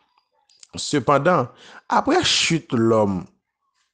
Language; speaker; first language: French; non-native, local second language; Haitian Creole